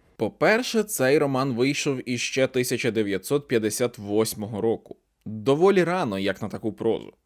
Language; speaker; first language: Ukrainian; native; Ukrainian